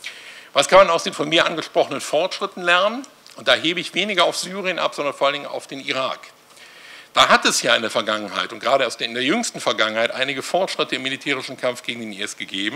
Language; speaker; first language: German; native; German